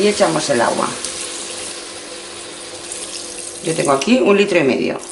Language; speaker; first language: Spanish; native; Spanish